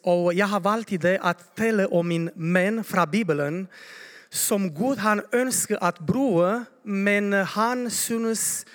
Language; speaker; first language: Norwegian; non-native, learner; Romanian